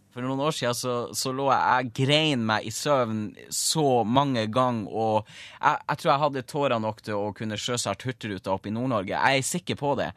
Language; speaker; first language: Norwegian; native; Norwegian